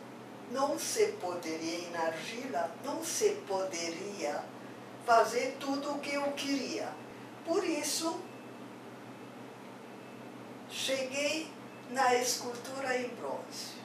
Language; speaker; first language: Portuguese; non-native, fluent; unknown